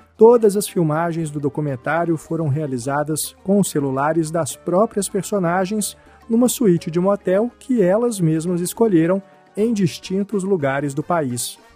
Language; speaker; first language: Portuguese; native; Portuguese